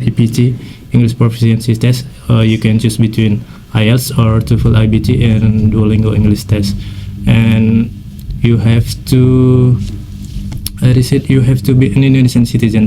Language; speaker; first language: English; non-native, fluent; Indonesian